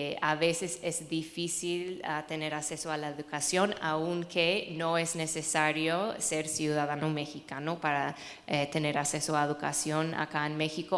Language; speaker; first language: Spanish; non-native, fluent; English